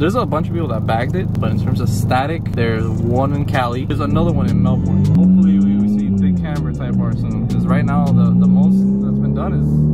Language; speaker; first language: English; native; English